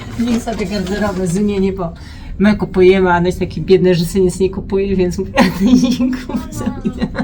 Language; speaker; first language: Polish; native; Polish